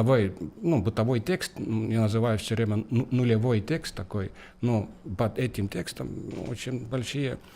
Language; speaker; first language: Russian; non-native, fluent; Estonian